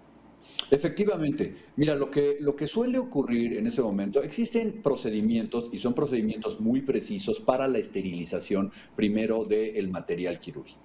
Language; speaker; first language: Spanish; native; Spanish